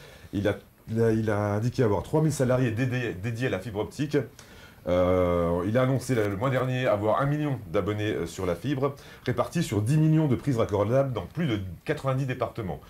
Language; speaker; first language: French; native; French